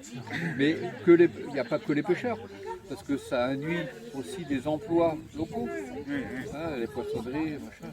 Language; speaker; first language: French; native; French